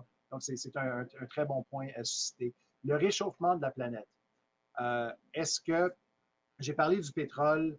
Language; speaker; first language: French; native; French